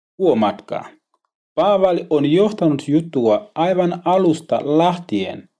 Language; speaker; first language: Finnish; non-native, learner; Swahili